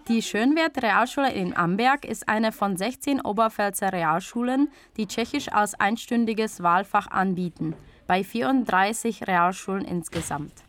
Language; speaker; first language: German; native; German